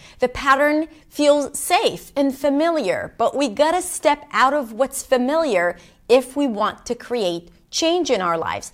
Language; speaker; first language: English; non-native, fluent; Hebrew